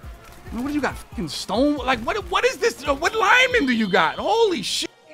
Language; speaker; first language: English; native; English